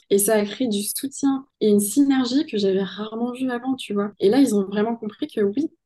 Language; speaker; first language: French; native; French